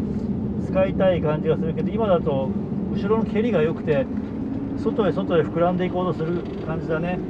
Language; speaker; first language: Japanese; native; Japanese